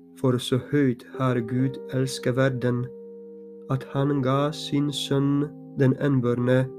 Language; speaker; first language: Norwegian; non-native, fluent; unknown